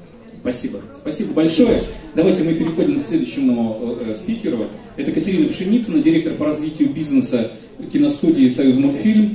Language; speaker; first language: Russian; native; Russian